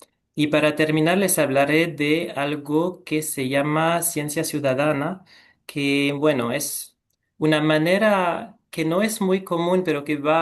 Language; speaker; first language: Spanish; non-native, fluent; French